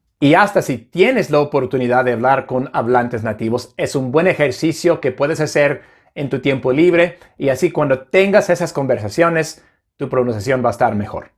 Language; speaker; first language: Spanish; non-native, fluent; English